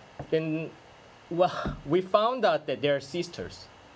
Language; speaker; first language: English; non-native, fluent; Korean